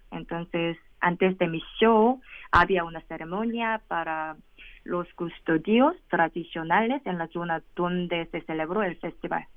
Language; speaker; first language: Spanish; non-native, learner; Korean